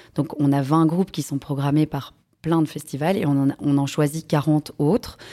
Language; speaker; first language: French; native; French